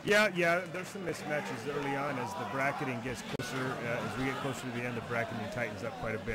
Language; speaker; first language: English; native; English